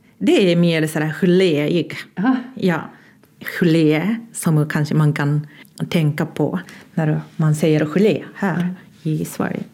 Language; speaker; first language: Swedish; non-native, fluent; Japanese